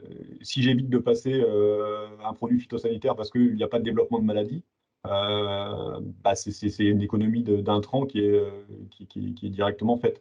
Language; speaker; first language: French; native; French